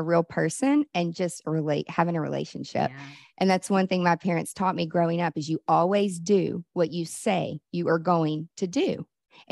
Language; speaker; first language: English; native; English